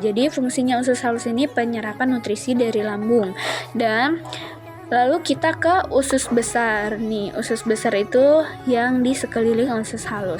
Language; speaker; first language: Indonesian; native; Indonesian